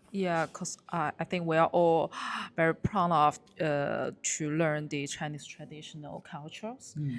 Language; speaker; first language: English; non-native, learner; Chinese